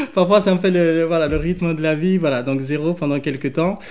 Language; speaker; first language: French; early bilingual, other home language; English